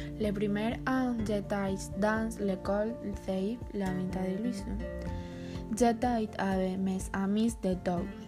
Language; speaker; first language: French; non-native, learner; Spanish